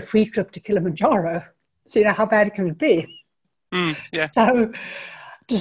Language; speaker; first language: English; native; English